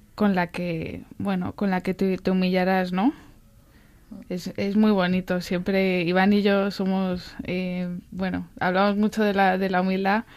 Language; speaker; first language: Spanish; native; Spanish